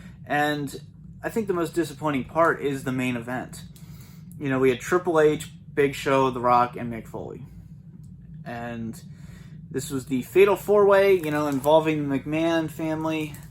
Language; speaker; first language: English; native; English